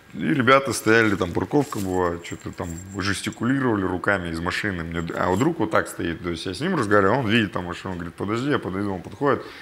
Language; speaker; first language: Russian; native; Russian